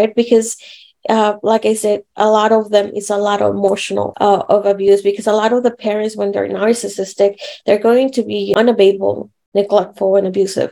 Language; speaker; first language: English; native; English